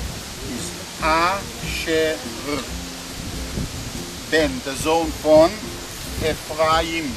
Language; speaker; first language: German; non-native, fluent; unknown